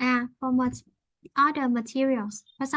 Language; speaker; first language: English; non-native, fluent; Vietnamese